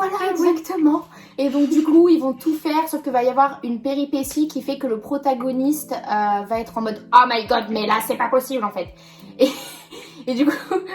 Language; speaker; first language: French; native; French